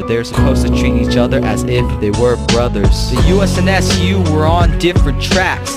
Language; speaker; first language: English; native; English